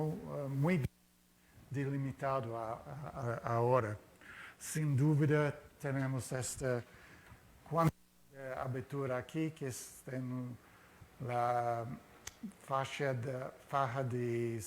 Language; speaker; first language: Spanish; non-native, fluent; Portuguese